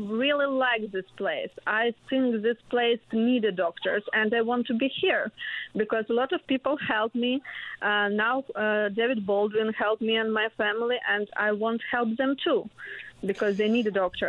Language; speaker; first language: English; non-native, learner; Ukrainian